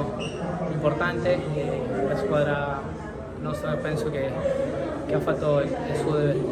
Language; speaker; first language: Italian; non-native, fluent; Spanish